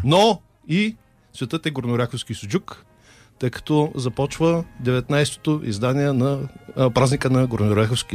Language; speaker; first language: Bulgarian; native; Bulgarian